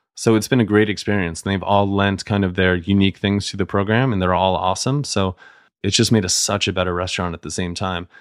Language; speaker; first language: English; native; English